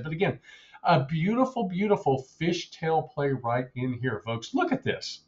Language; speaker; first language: English; native; English